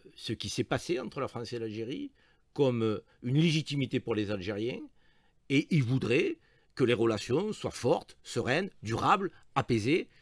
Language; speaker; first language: French; native; French